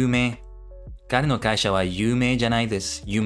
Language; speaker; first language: Japanese; non-native, learner; English